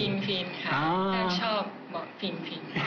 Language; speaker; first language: Thai; non-native, learner; Japanese